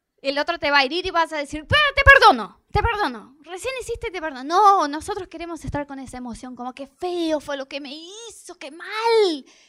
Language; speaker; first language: Spanish; non-native, fluent; Portuguese